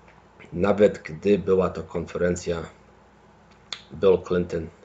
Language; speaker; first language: Polish; early bilingual, heritage; Polish